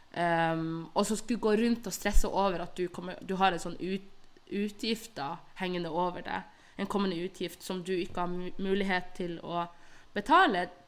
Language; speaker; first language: Norwegian; early bilingual, other home language; Somali